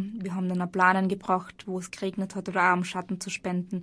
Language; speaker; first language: German; native; German